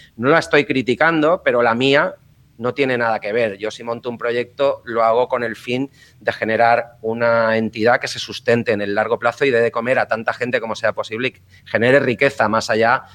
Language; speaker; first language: Spanish; native; Spanish